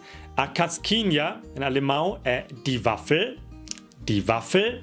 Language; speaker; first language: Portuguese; non-native, fluent; German